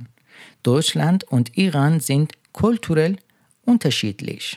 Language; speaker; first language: German; non-native, fluent; Persian